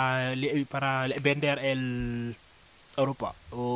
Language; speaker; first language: Spanish; non-native, learner; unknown